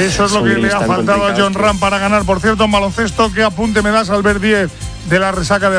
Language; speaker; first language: Spanish; native; Spanish